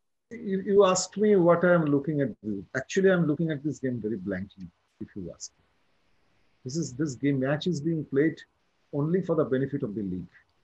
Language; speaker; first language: English; non-native, local second language; Bangla